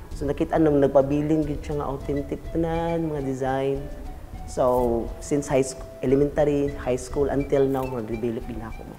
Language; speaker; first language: Cebuano; non-native, local second language; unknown